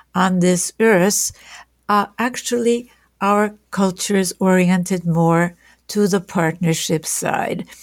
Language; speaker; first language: English; non-native, fluent; German